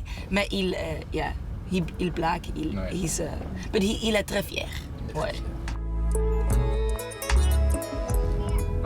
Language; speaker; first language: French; non-native, local second language; Dutch